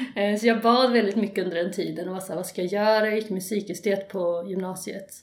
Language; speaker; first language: Swedish; native; Swedish